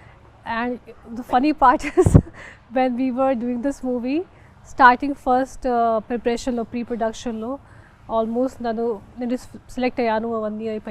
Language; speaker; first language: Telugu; non-native, fluent; Hindi